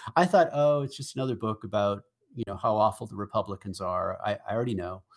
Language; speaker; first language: English; native; English